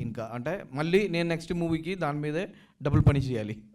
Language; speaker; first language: Telugu; non-native, learner; Malayalam